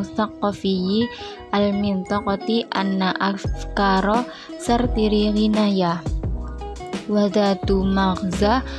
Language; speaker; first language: Arabic; non-native, learner; Indonesian